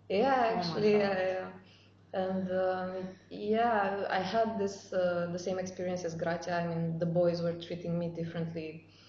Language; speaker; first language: English; non-native, fluent; Romanian